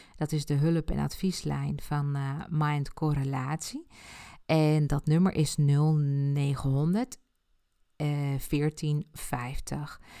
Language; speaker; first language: Dutch; early bilingual, other home language; Spanish